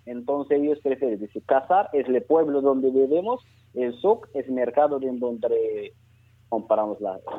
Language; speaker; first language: Spanish; non-native, learner; Arabic